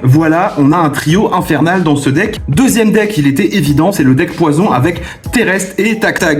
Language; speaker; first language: French; native; French